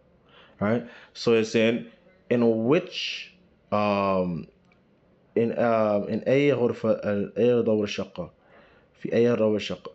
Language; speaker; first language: Arabic; non-native, fluent; English